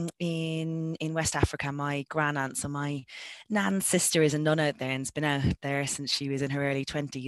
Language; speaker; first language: English; native; English